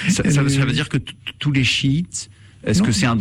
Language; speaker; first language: French; native; French